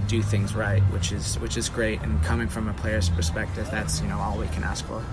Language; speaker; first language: English; native; English